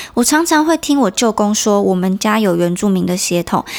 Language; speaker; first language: Chinese; native; Chinese